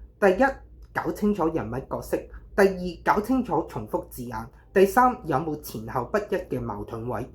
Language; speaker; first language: Cantonese; native; Cantonese